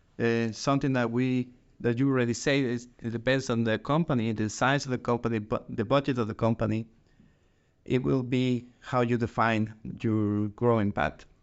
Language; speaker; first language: English; non-native, fluent; Spanish